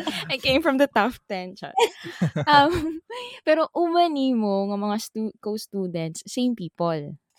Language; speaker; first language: English; non-native, local second language; Cebuano